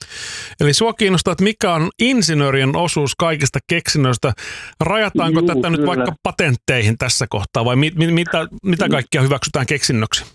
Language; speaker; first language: Finnish; native; Finnish